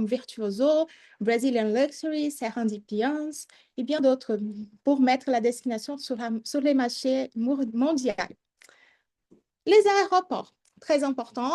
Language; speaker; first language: French; non-native, fluent; Portuguese